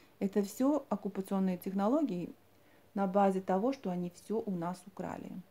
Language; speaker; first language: Russian; non-native, local second language; Latvian